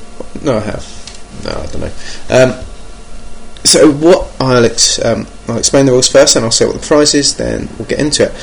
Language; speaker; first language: English; native; English